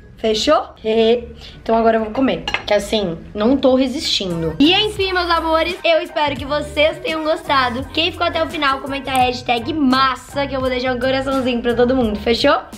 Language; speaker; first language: Portuguese; native; Portuguese